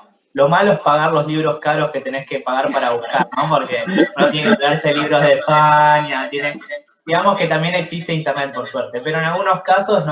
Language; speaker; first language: Spanish; native; Spanish